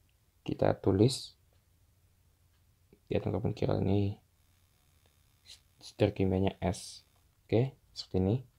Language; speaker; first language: Indonesian; native; Indonesian